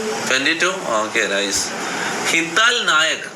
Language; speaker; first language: English; non-native, local second language; Malayalam